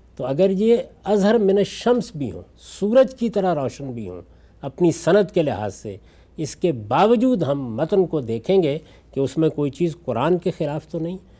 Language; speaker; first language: Urdu; non-native, local second language; Punjabi